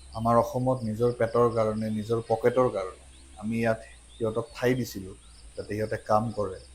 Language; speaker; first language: Assamese; native; Assamese